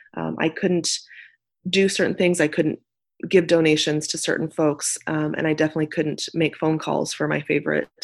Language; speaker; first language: English; native; English